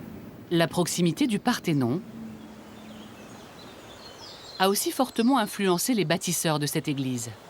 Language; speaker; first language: French; native; French